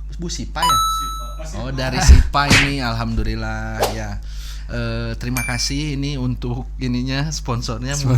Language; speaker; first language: Indonesian; native; Indonesian